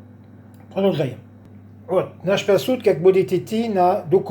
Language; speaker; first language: Russian; non-native, learner; French